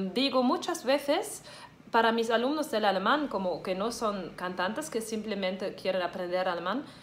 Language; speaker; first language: Spanish; non-native, fluent; German